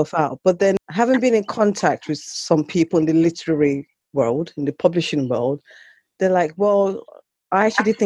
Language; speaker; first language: English; non-native, local second language; Yoruba